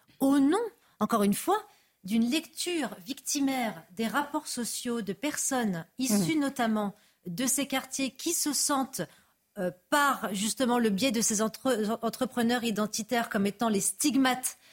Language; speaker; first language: French; native; French